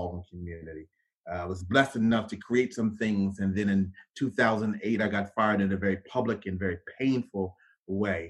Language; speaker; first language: English; native; English